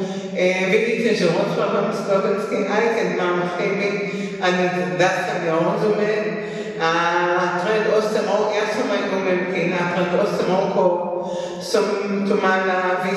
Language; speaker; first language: Slovak; early bilingual, heritage; Slovak